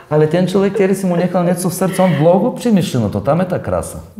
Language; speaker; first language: Czech; non-native, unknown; Bulgarian